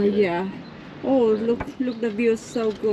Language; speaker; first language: English; non-native, learner; Vietnamese